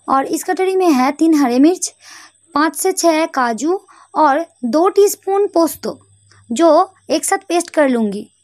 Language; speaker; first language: Hindi; non-native, local second language; Bangla